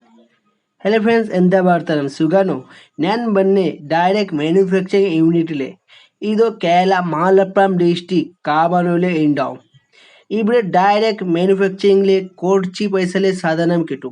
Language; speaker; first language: Malayalam; non-native, learner; Hindi